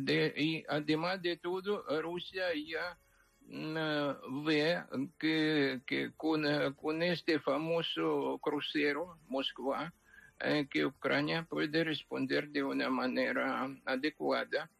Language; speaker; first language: Spanish; non-native, fluent; Ukrainian